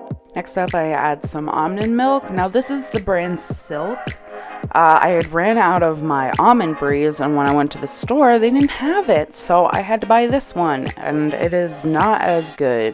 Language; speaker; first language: English; native; English